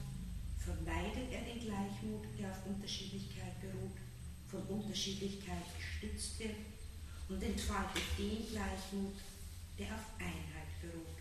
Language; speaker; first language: German; native; German